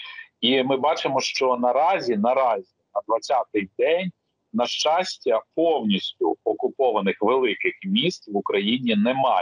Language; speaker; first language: Ukrainian; native; Ukrainian